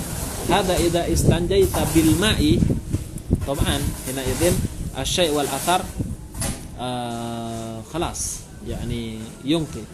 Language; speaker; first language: Arabic; non-native, fluent; Indonesian